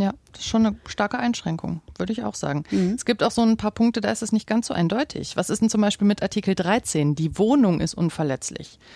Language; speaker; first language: German; native; German